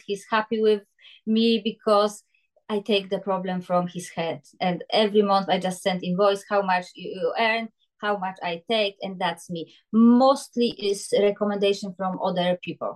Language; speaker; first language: English; non-native, learner; Polish